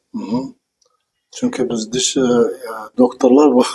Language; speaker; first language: Turkish; non-native, learner; Kazakh